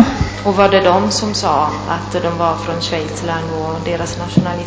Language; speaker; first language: Swedish; non-native, fluent; Italian